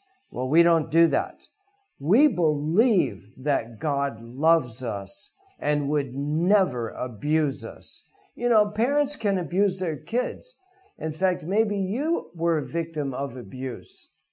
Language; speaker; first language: English; native; English